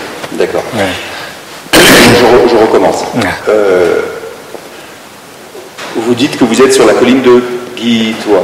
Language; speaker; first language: French; native; French